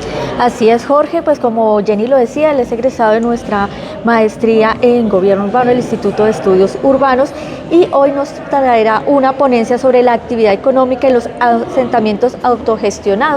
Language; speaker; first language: Spanish; native; Spanish